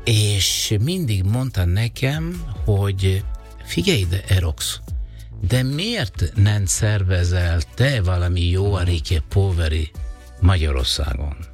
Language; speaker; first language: Hungarian; non-native, learner; Italian